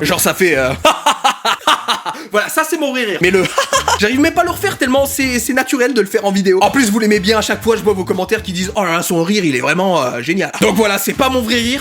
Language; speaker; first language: French; native; French